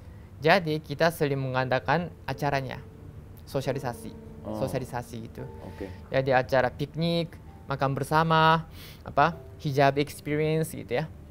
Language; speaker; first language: Indonesian; non-native, learner; Japanese